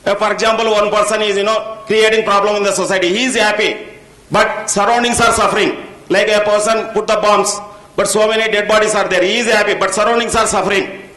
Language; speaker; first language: English; non-native, local second language; Telugu